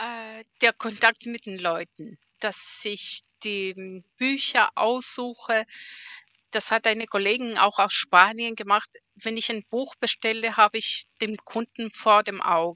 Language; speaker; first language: German; early bilingual, heritage; German